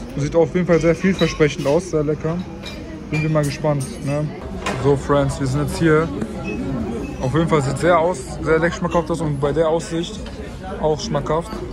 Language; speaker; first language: German; early bilingual, other home language; Turkish